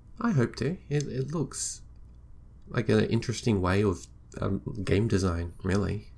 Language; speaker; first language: English; native; English